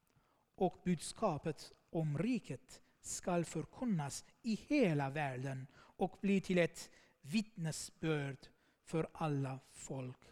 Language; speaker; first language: Swedish; non-native, fluent; Armenian